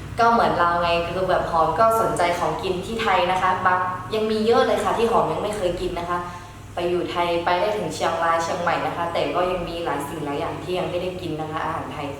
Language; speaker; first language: Thai; early bilingual, other home language; Shan